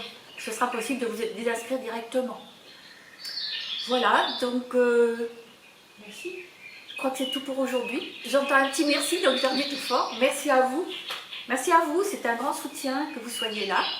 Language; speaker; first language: French; native; French